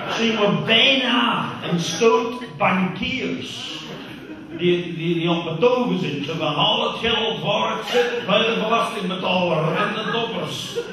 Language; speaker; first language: Dutch; non-native, fluent; English